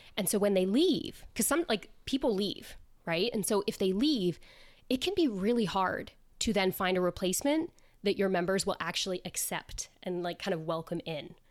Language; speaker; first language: English; native; English